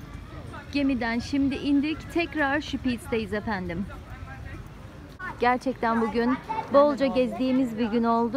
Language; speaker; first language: Turkish; native; Turkish